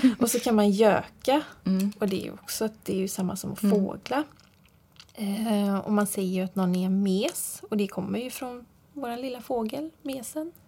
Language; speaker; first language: Swedish; native; Swedish